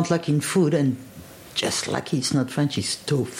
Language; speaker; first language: English; non-native, fluent; French